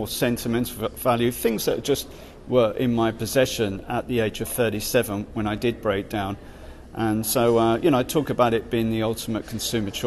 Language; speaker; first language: English; native; English